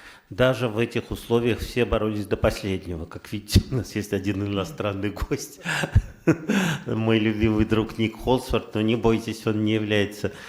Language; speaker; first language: Russian; native; Russian